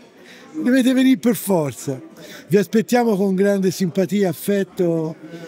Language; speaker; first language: Italian; native; Italian